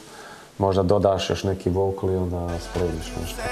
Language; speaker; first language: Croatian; early bilingual, heritage; Croatian